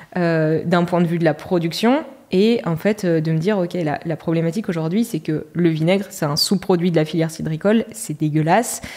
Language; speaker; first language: French; native; French